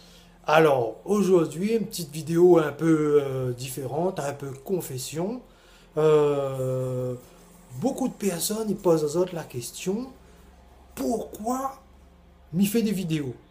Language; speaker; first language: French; non-native, local second language; Réunion Creole French